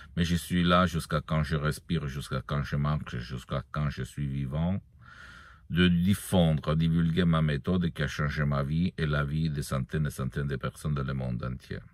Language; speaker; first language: French; non-native, fluent; Italian